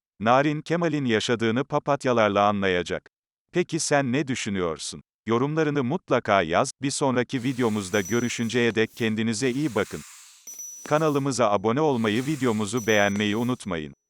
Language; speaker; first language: Turkish; native; Turkish